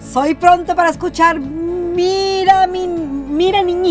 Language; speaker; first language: Spanish; native; Spanish